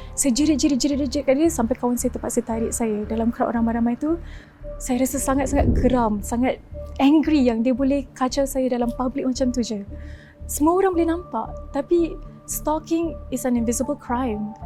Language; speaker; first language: Malay; native; Malay